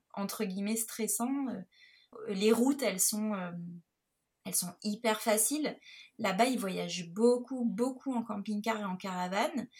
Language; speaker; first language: French; native; French